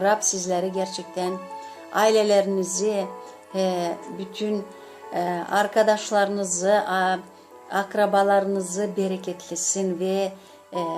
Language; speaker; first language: Turkish; non-native, fluent; Gagauz